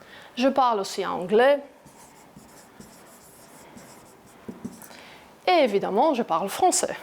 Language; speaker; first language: French; non-native, fluent; Greek